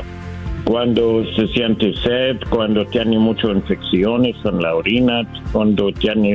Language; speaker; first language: Spanish; non-native, learner; English